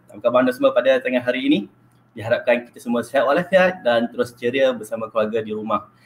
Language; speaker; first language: Malay; native; Malay